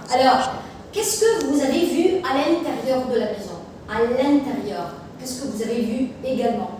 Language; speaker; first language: French; non-native, fluent; Arabic